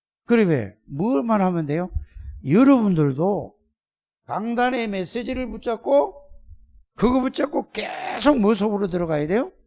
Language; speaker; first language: Korean; native; Korean